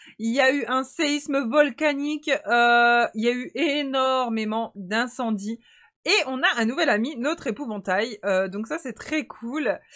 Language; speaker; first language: French; native; French